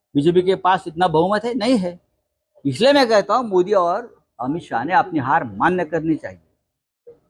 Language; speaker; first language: Hindi; non-native, local second language; Marathi